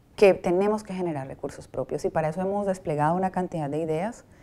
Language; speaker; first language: Spanish; native; Spanish